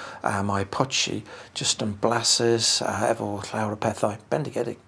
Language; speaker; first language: Welsh; non-native, learner; English